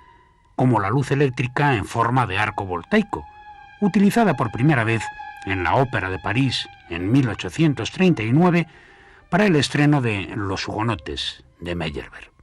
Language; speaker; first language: Spanish; native; Spanish